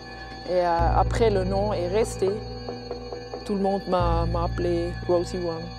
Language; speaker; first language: French; non-native, local second language; German